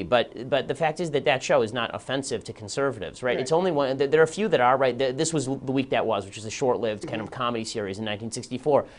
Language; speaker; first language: English; native; English